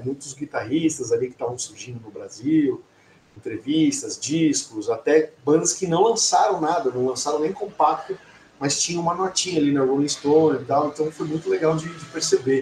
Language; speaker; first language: Portuguese; native; Portuguese